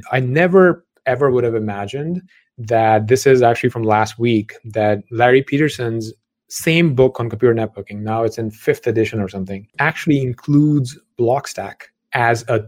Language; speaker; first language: English; non-native, local second language; Punjabi